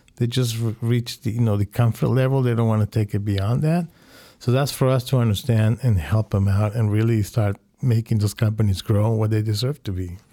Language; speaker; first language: English; non-native, fluent; Spanish